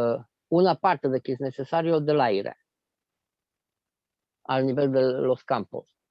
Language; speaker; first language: Spanish; non-native, fluent; Romanian